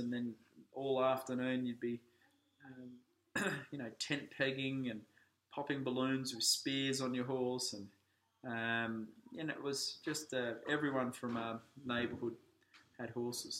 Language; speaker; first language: English; native; English